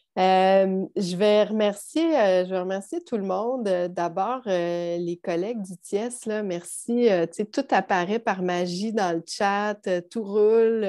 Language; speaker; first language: French; native; French